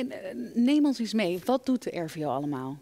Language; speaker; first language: Dutch; native; Dutch